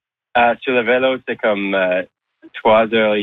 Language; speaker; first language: French; non-native, learner; English